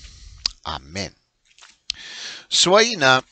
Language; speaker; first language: Chinese; non-native, learner; English